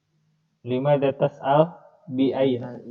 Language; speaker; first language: Arabic; non-native, fluent; Indonesian